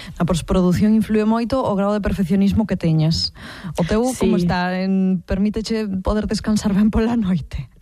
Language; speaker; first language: Galician; native; Galician